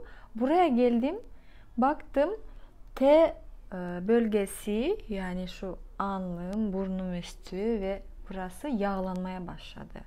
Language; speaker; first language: Turkish; non-native, fluent; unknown